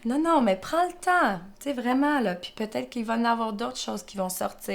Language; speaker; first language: French; native; French